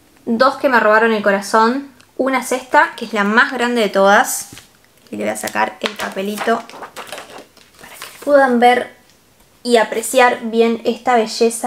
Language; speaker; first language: Spanish; native; Spanish